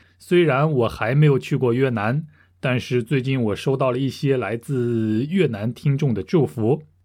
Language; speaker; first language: Chinese; native; Chinese